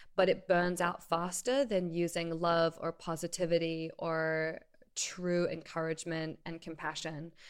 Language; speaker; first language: English; native; English